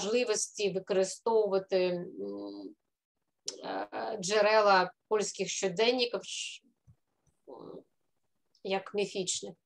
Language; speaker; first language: Ukrainian; non-native, fluent; Russian